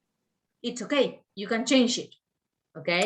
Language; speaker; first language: English; non-native, fluent; Spanish